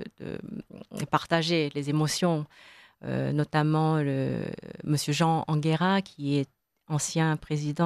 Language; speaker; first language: French; non-native, fluent; Korean